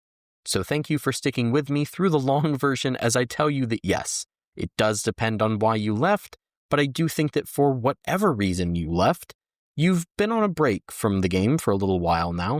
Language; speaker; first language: English; native; English